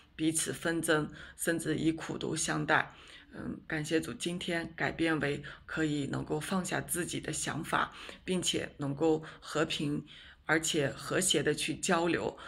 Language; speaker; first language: Chinese; native; Chinese